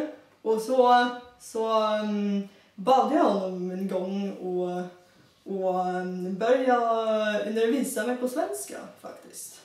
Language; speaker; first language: Swedish; non-native, fluent; Bulgarian